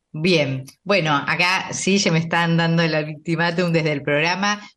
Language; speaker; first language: Spanish; native; Spanish